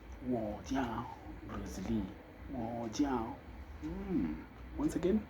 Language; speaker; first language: Chinese; non-native, learner; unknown